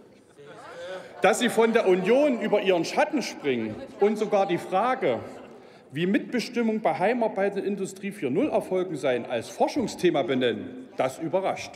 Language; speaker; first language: German; native; German